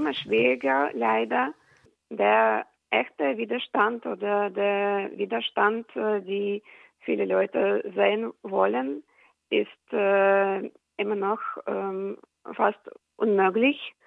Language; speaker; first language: German; non-native, fluent; Russian